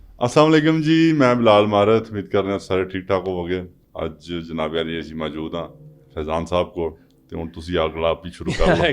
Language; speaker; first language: Urdu; non-native, local second language; Punjabi